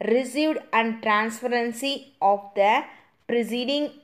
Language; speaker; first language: English; non-native, local second language; Tamil